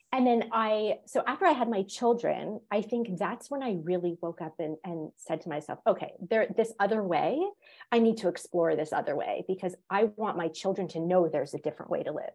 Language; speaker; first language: English; native; English